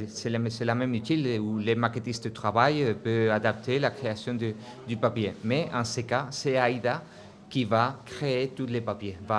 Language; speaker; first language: French; non-native, fluent; Spanish